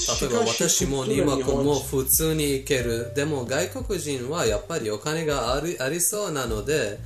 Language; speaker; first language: Japanese; non-native, fluent; Persian